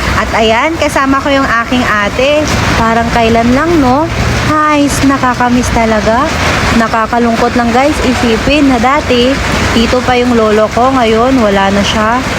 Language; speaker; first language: Filipino; non-native, local second language; Hiligaynon